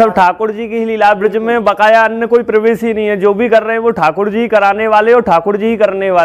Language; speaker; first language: Hindi; native; Hindi